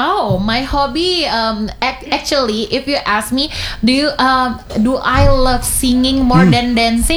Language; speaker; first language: English; non-native, learner; Indonesian